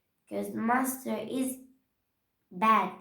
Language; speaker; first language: English; non-native, learner; Turkish